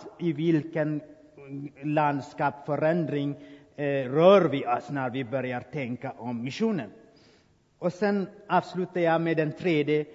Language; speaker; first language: Swedish; non-native, fluent; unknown